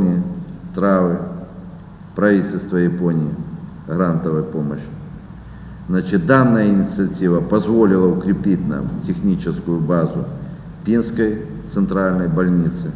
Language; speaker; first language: Russian; native; Russian